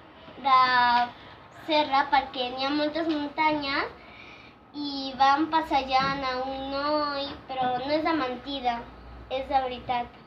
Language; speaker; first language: Catalan; early bilingual, other home language; Spanish